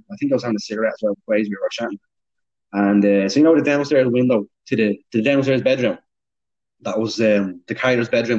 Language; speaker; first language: English; native; English